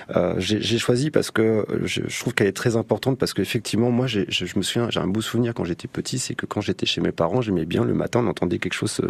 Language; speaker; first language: French; native; French